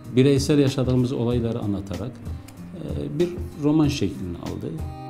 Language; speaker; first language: Turkish; early bilingual, heritage; Arabic